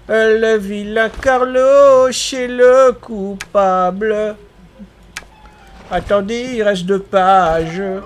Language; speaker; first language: French; native; French